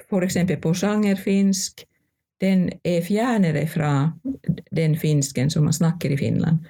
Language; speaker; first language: Norwegian; non-native, fluent; Finnish